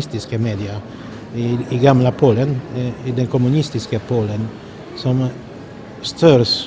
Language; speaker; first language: Swedish; non-native, fluent; Polish